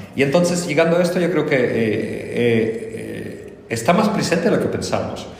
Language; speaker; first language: Spanish; non-native, fluent; Russian